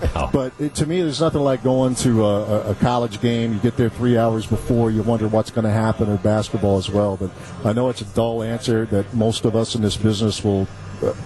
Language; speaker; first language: English; native; English